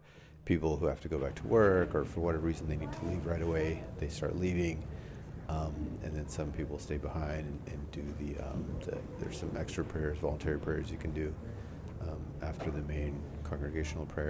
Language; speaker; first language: English; early bilingual, other home language; Urdu